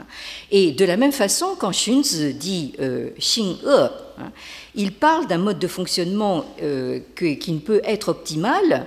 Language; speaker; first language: French; native; French